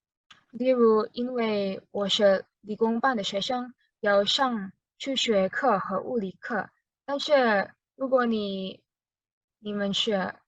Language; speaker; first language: Chinese; non-native, learner; Indonesian